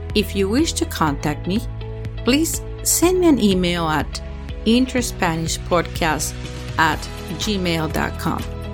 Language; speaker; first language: English; early bilingual, other home language; Spanish